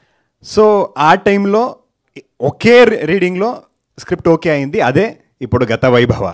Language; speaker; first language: Telugu; non-native, learner; Kannada